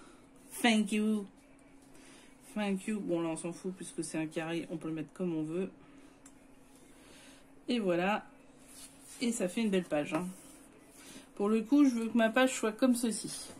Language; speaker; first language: French; native; French